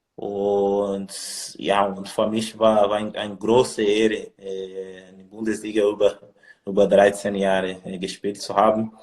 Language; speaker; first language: German; non-native, learner; Portuguese